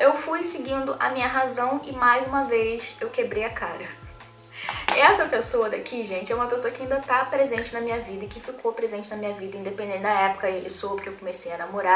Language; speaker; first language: Portuguese; native; Portuguese